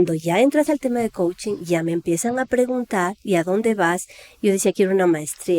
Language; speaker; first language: Spanish; native; Spanish